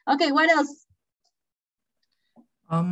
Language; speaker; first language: English; non-native, fluent; Spanish